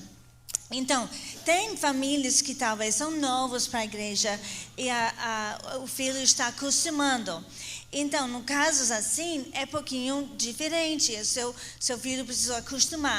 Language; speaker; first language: Portuguese; non-native, fluent; English